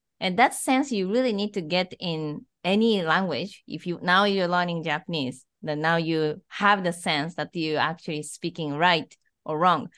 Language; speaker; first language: English; non-native, fluent; Japanese